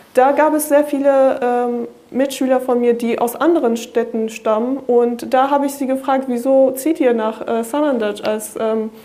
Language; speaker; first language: German; non-native, fluent; Kurdish